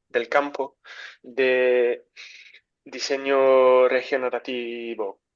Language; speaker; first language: Spanish; non-native, learner; English